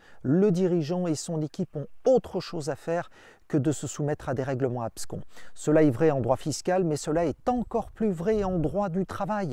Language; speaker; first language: French; native; French